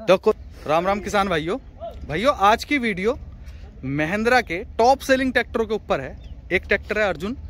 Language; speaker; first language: Hindi; native; Hindi